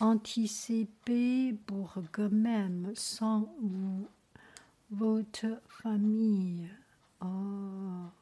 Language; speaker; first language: French; non-native, learner; Chinese